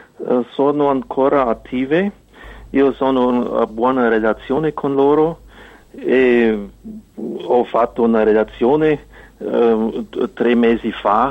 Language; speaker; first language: Italian; non-native, fluent; German